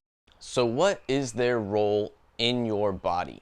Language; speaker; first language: English; native; English